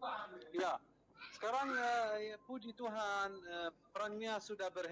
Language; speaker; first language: Indonesian; non-native, fluent; Arabic